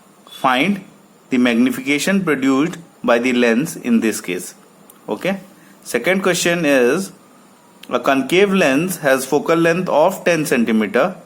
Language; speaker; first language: English; non-native, local second language; Hindi